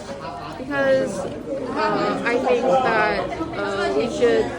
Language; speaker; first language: English; non-native, fluent; Chinese